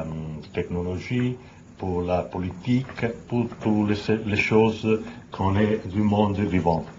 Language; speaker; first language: French; non-native, learner; Italian